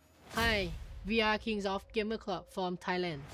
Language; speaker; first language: English; non-native, learner; Thai